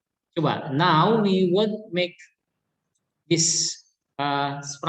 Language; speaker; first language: English; non-native, learner; Indonesian